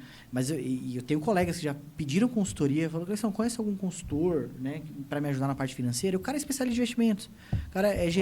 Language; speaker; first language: Portuguese; native; Portuguese